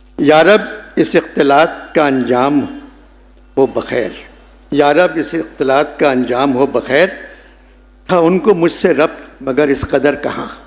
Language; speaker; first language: Urdu; native; Urdu